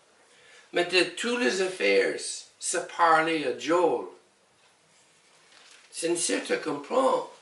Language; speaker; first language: French; non-native, learner; English